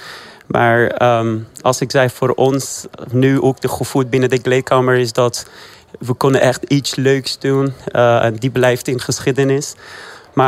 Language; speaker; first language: Dutch; early bilingual, other home language; Persian